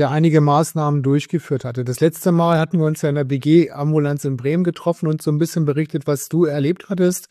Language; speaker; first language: German; native; German